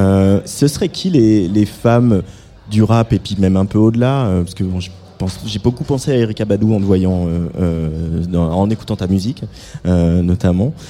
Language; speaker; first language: French; native; French